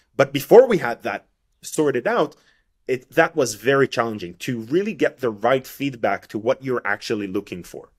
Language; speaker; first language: English; non-native, fluent; Hebrew